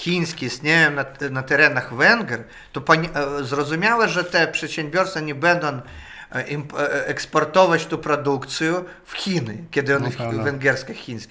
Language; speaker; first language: Polish; non-native, fluent; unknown